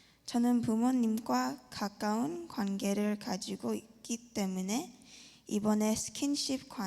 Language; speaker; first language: Korean; early bilingual, heritage; Korean